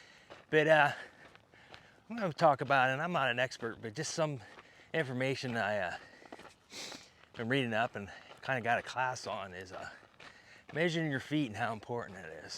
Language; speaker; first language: English; native; English